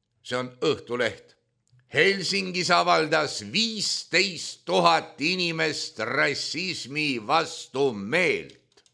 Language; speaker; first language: Estonian; native; Estonian